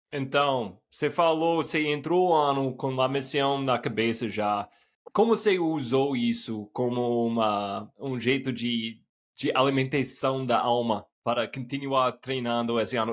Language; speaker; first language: Portuguese; non-native, fluent; English